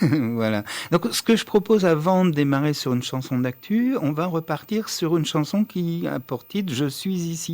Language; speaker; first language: French; native; French